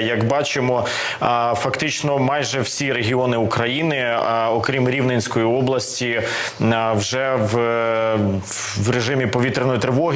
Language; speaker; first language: Ukrainian; native; Ukrainian